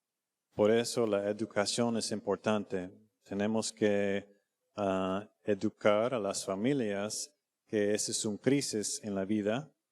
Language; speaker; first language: Spanish; non-native, fluent; English